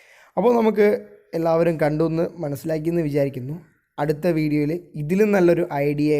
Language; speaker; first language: Malayalam; native; Malayalam